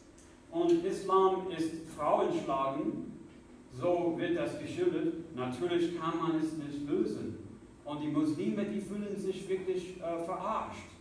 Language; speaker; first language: German; non-native, fluent; English